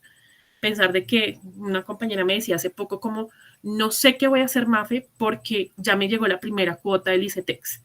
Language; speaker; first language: Spanish; native; Spanish